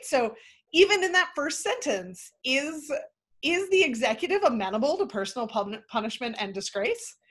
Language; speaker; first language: English; native; English